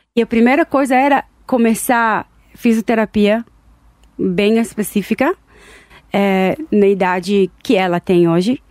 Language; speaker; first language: Portuguese; non-native, learner; Hebrew